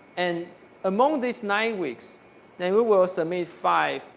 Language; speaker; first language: English; non-native, fluent; Chinese